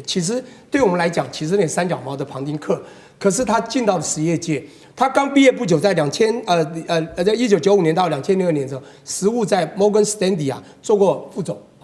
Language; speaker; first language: Chinese; native; Chinese